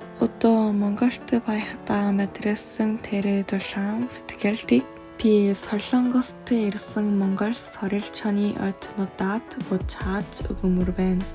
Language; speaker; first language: Mongolian; non-native, learner; Korean